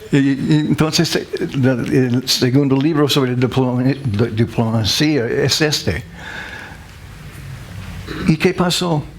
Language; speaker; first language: Spanish; non-native, learner; English